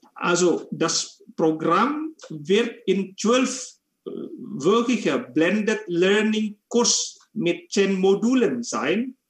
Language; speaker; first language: German; non-native, fluent; Indonesian